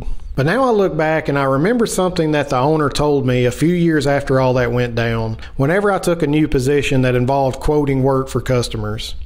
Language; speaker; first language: English; native; English